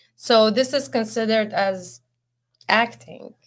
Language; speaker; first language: English; non-native, fluent; Arabic